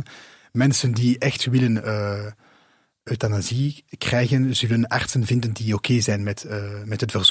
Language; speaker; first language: Dutch; non-native, local second language; French